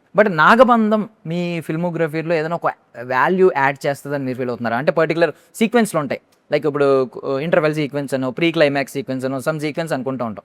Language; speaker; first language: Telugu; native; Telugu